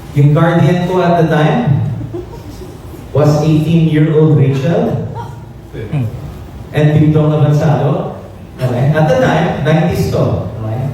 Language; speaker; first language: English; native; English